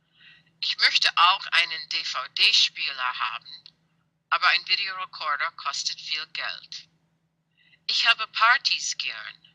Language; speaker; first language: German; non-native, fluent; English